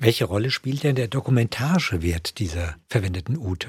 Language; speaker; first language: German; native; German